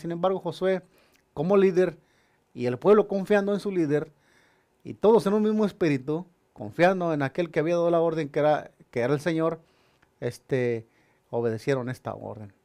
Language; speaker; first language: Spanish; native; Spanish